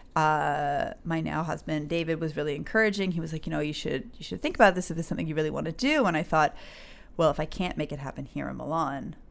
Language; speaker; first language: English; native; English